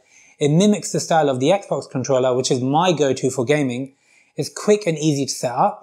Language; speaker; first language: English; native; English